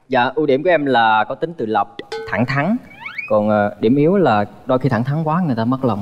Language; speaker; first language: Vietnamese; native; Vietnamese